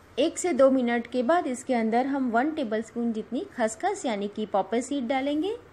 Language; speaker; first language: Hindi; non-native, local second language; Gujarati